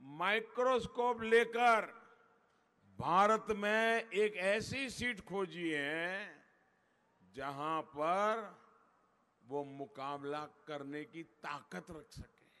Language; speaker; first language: Hindi; non-native, local second language; Gujarati